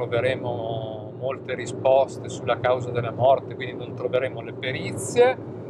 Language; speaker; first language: Italian; native; Italian